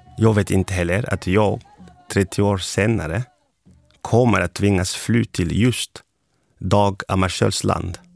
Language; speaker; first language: Swedish; non-native, fluent; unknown